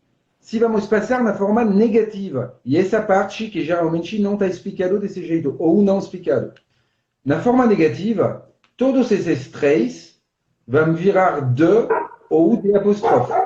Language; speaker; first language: Portuguese; non-native, fluent; French